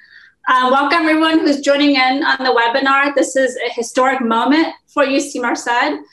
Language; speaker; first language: English; early bilingual, other home language; Hmong